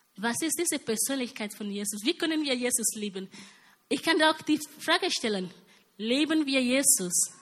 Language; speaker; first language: German; non-native, learner; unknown